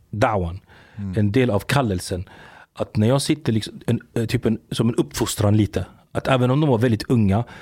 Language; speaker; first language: Swedish; early bilingual, other home language; Arabic